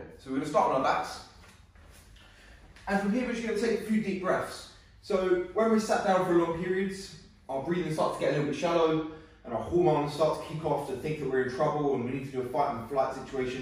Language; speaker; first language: English; native; English